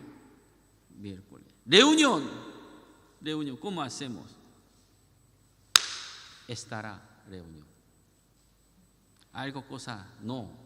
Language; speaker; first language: Spanish; non-native, learner; Korean